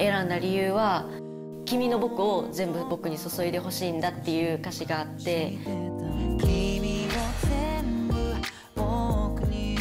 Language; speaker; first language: Japanese; native; Japanese